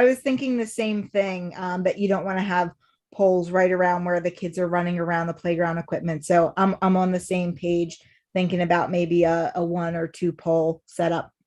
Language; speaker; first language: English; native; English